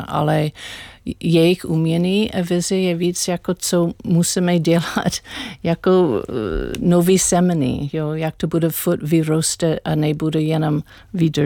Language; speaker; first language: Czech; non-native, learner; English